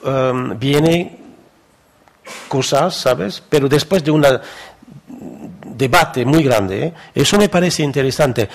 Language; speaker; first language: Spanish; non-native, fluent; French